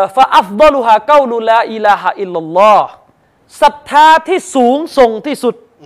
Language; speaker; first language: Thai; non-native, local second language; Malay